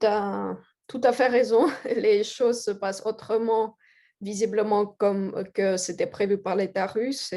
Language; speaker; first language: French; non-native, fluent; Russian